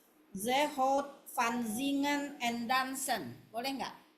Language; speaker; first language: Dutch; non-native, learner; Indonesian